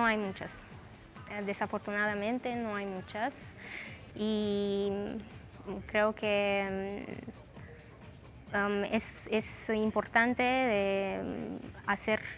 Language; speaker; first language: Spanish; non-native, fluent; Romanian